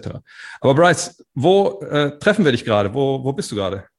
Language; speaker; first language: German; native; German